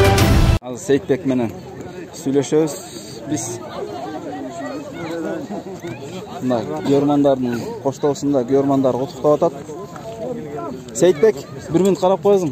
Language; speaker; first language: Kyrgyz; native; Kyrgyz